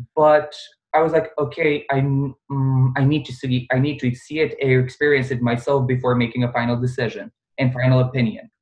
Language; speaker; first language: English; non-native, fluent; Bosnian